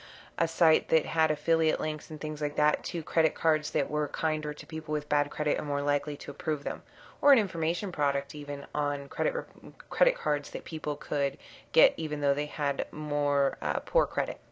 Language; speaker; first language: English; native; English